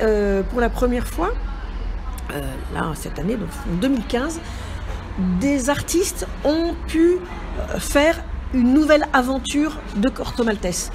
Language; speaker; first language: French; native; French